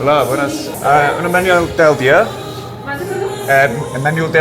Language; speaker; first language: Spanish; non-native, learner; English